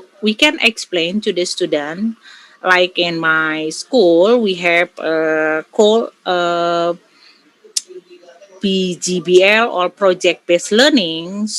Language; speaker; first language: English; non-native, learner; Indonesian